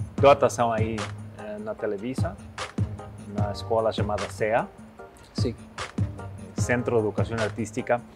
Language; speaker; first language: Portuguese; non-native, learner; Spanish